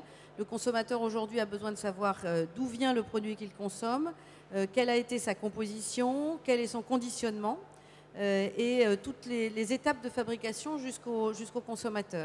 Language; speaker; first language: French; native; French